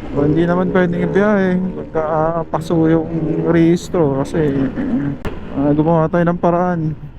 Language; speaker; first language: Filipino; non-native, local second language; Cebuano